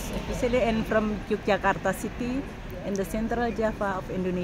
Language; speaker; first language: English; non-native, learner; Indonesian